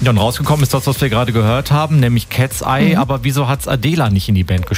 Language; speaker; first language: German; native; German